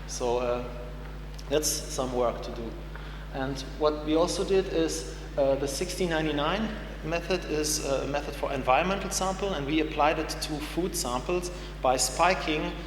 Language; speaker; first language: English; non-native, fluent; German